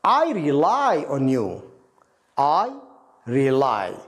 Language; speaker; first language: English; non-native, fluent; Arabic